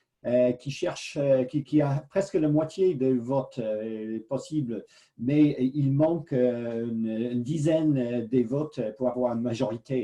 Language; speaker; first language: French; non-native, fluent; English